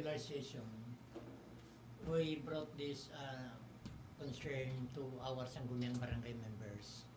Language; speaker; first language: English; non-native, local second language; Filipino